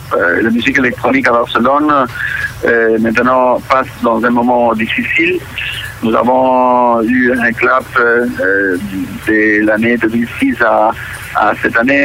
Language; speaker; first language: French; non-native, local second language; Catalan